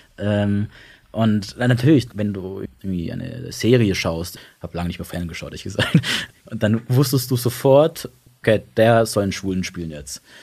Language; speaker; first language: German; early bilingual, other home language; Italian